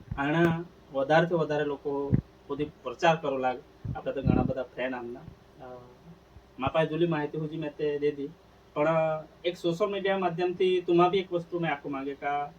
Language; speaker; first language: Gujarati; non-native, local second language; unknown